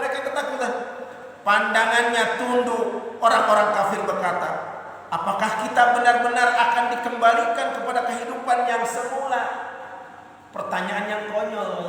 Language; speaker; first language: Indonesian; native; Indonesian